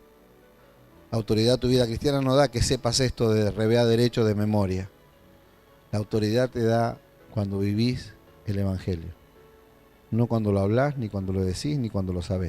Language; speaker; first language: Spanish; native; Spanish